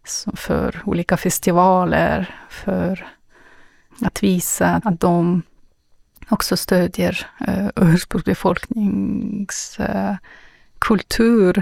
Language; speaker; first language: Swedish; non-native, learner; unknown